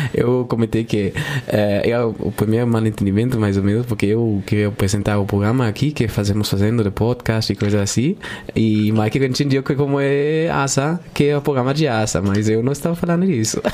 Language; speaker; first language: Portuguese; non-native, learner; Spanish